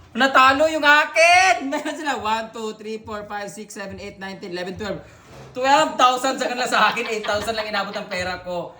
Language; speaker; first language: Filipino; non-native, local second language; Cebuano